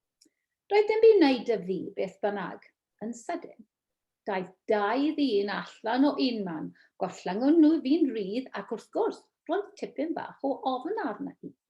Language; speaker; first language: Welsh; non-native, local second language; English